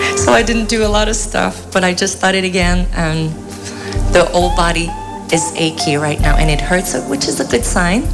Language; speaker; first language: English; non-native, fluent; French